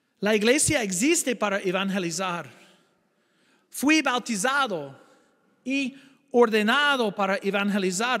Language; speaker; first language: Spanish; non-native, fluent; English